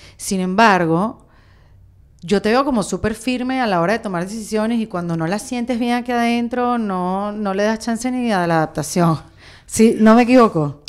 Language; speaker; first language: Spanish; native; Spanish